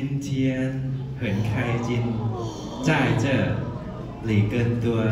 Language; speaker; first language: Chinese; non-native, learner; Thai